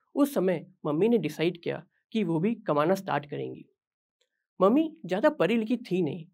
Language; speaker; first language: Hindi; native; Hindi